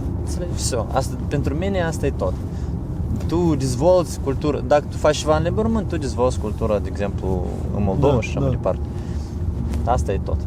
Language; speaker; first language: Romanian; non-native, learner; Ukrainian